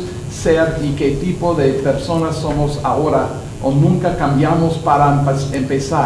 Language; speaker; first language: Spanish; non-native, learner; English